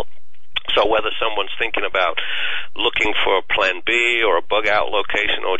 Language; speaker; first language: English; native; English